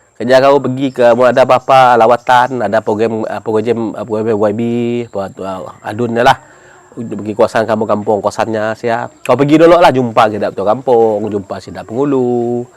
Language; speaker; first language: Malay; non-native, local second language; Iban